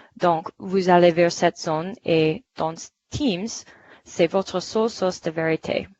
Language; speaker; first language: French; non-native, fluent; English